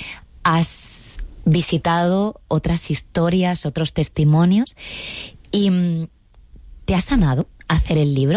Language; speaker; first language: Spanish; native; Spanish